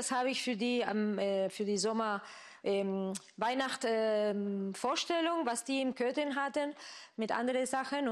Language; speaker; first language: German; non-native, fluent; Spanish